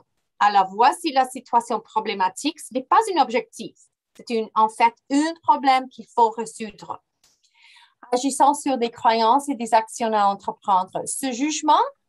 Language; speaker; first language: French; non-native, fluent; English